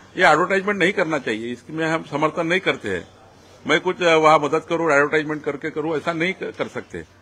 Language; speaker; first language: Hindi; non-native, local second language; Marathi